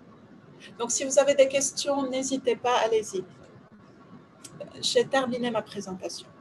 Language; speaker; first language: French; non-native, fluent; Ukrainian